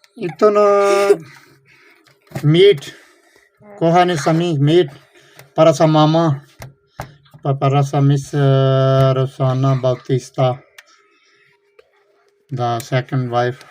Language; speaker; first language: Filipino; non-native, learner; Urdu